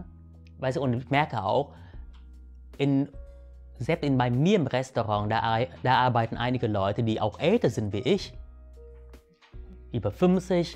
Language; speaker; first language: German; early bilingual, other home language; Vietnamese